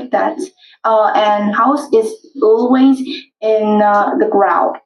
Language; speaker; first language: English; non-native, learner; Vietnamese